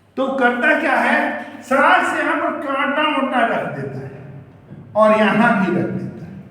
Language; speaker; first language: Hindi; native; Hindi